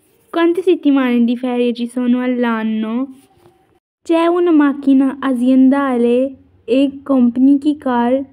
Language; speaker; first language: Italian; non-native, fluent; Urdu